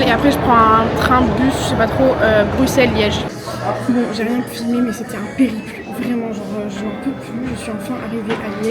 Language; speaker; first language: French; native; French